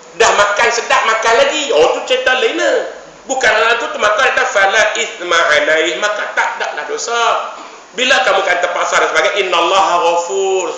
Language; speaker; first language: Malay; native; Malay